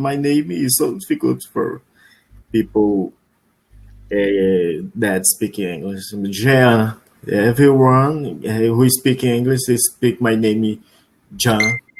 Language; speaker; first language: English; non-native, learner; Portuguese